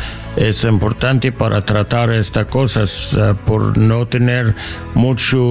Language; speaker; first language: Spanish; non-native, learner; English